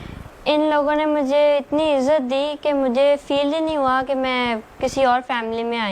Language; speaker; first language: Urdu; native; Urdu